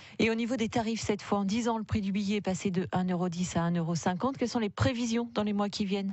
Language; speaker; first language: French; native; French